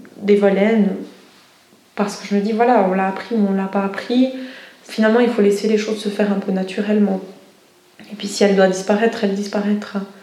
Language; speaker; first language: French; non-native, local second language; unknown